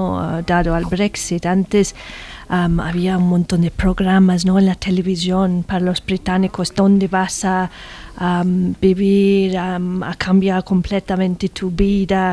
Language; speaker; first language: Spanish; non-native, fluent; English